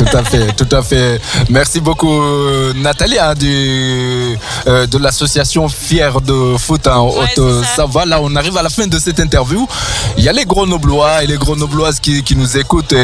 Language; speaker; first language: French; native; French